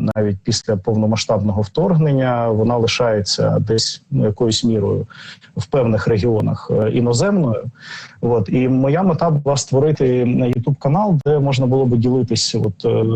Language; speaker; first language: Ukrainian; non-native, local second language; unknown